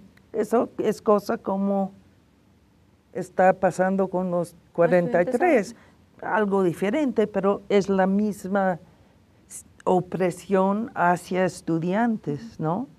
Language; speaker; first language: Spanish; non-native, fluent; English